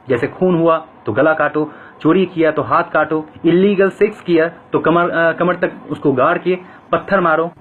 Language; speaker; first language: Hindi; non-native, fluent; Bangla